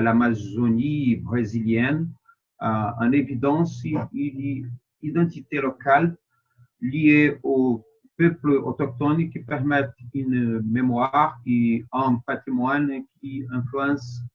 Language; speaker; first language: French; non-native, fluent; Portuguese